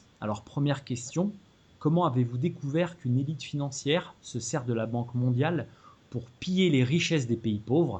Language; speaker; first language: French; native; French